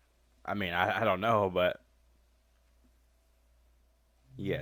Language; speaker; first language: English; native; English